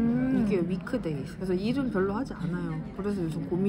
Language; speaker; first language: Korean; native; Korean